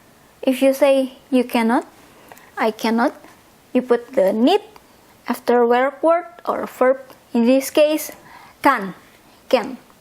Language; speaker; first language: English; non-native, fluent; Indonesian